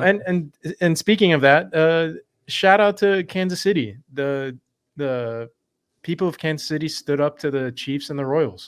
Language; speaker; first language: English; native; English